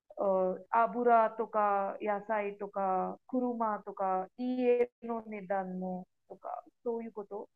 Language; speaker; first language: Japanese; non-native, learner; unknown